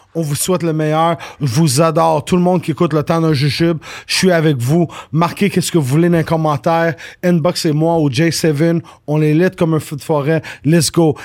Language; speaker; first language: French; native; French